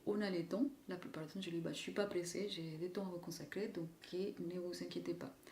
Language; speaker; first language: French; non-native, fluent; Spanish